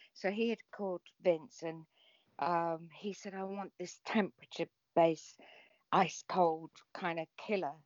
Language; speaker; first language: English; native; English